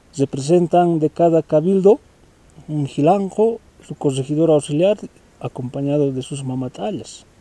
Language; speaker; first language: Spanish; native; Spanish